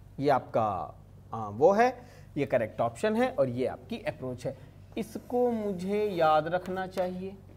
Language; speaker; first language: Hindi; native; Hindi